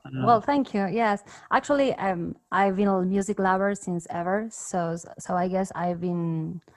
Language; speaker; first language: English; non-native, fluent; Spanish